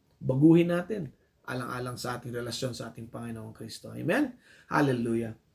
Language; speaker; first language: Filipino; non-native, local second language; Iloko